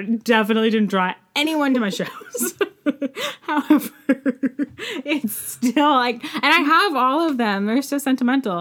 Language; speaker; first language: English; native; English